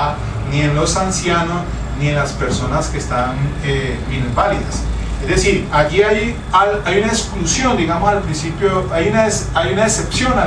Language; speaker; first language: Spanish; native; Spanish